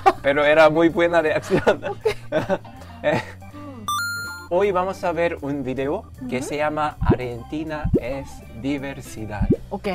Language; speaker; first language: Spanish; non-native, learner; Korean